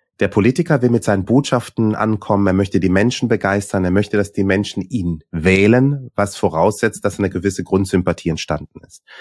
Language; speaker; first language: German; early bilingual, other home language; Swahili